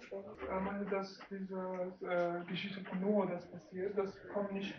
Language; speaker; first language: German; non-native, learner; Persian